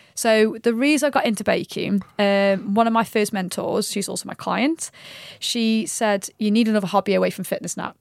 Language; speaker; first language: English; native; English